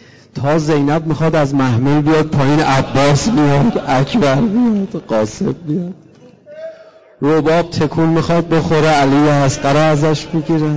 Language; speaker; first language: Persian; native; Persian